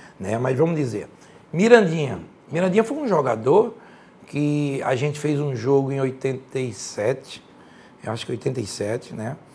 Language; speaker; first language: Portuguese; native; Portuguese